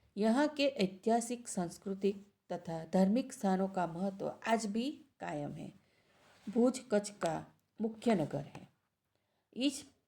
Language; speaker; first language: Hindi; non-native, local second language; Gujarati